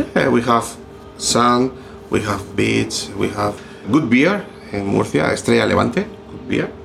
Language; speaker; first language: English; non-native, learner; Spanish